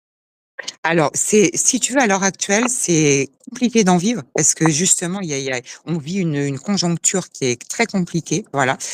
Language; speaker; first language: French; native; French